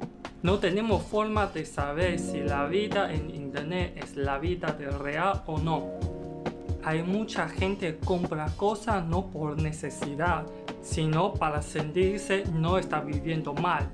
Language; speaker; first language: Spanish; non-native, learner; Chinese